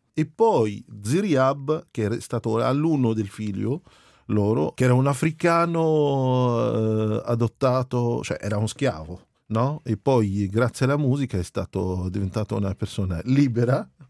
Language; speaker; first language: Italian; non-native, fluent; Arabic